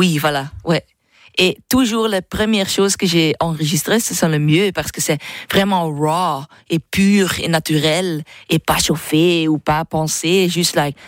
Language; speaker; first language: French; non-native, local second language; Dutch